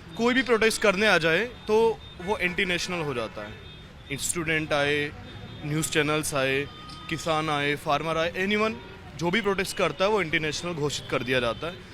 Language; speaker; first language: Hindi; native; Hindi